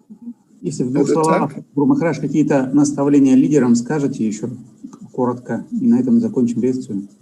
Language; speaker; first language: Russian; native; Russian